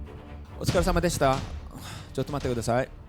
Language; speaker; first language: Japanese; non-native, learner; Korean